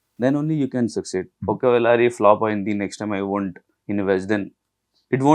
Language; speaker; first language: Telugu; non-native, learner; Hindi